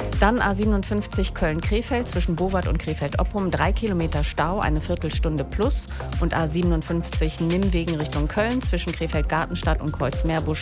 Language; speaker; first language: German; native; German